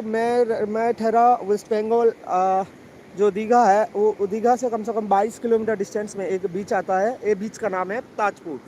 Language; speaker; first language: Hindi; non-native, local second language; Bangla